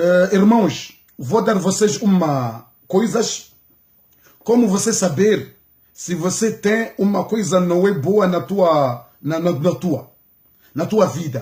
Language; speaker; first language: Portuguese; non-native, learner; Comorian